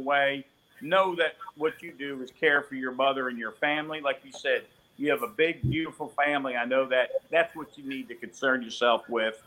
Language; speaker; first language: English; native; English